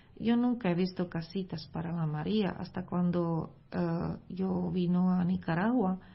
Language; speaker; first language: Spanish; non-native, fluent; Czech